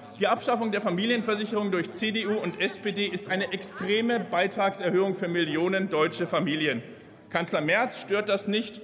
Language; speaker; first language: German; native; German